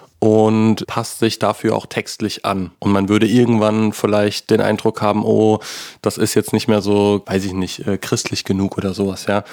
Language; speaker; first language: German; native; German